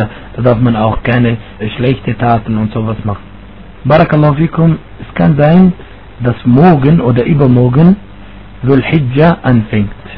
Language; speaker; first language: German; non-native, fluent; Arabic